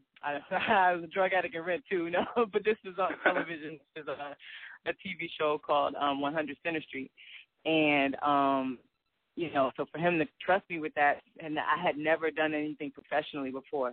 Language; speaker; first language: English; native; English